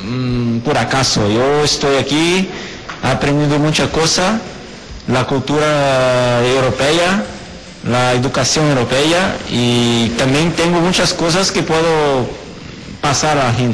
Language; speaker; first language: Spanish; non-native, fluent; Portuguese